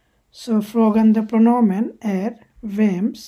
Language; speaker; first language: Swedish; non-native, fluent; Bangla